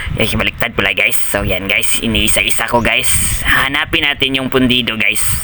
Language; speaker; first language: Filipino; non-native, local second language; Cebuano